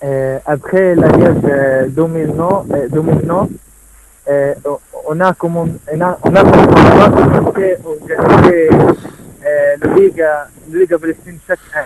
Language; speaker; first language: French; non-native, learner; Arabic